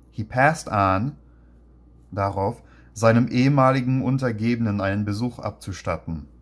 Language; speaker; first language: German; non-native, fluent; English